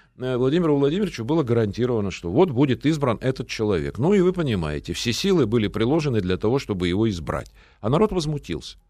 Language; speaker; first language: Russian; native; Russian